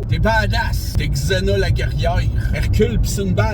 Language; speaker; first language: French; native; French